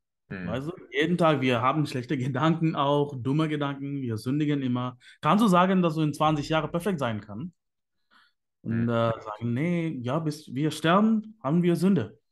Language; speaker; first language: German; non-native, fluent; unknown